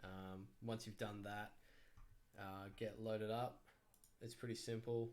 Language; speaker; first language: English; native; English